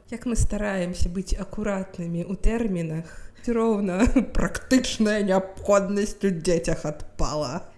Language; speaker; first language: Belarusian; non-native, local second language; Russian